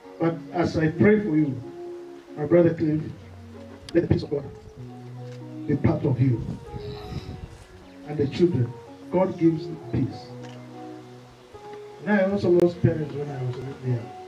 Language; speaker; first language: English; non-native, local second language; Swahili